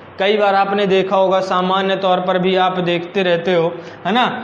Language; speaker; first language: Hindi; native; Hindi